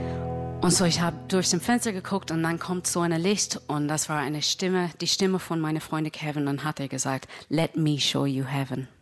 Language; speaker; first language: German; non-native, learner; English